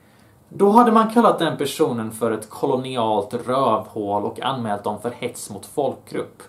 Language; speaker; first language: Swedish; early bilingual, other home language; Bosnian